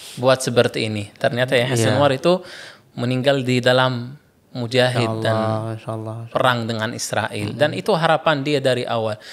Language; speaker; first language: Indonesian; non-native, fluent; Arabic